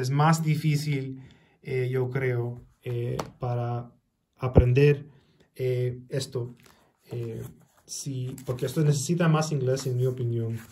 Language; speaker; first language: Spanish; early bilingual, heritage; Spanish